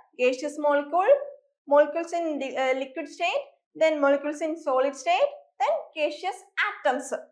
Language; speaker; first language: English; non-native, local second language; Malayalam